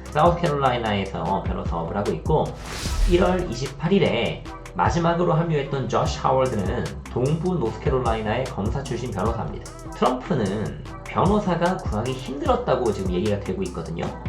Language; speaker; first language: Korean; native; Korean